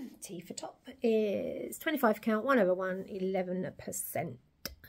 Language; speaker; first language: English; native; English